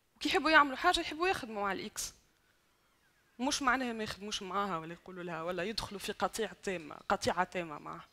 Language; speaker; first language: Arabic; native; Arabic